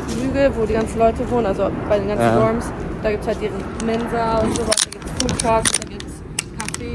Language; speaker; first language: German; native; German